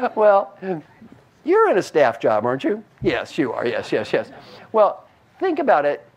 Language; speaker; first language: English; native; English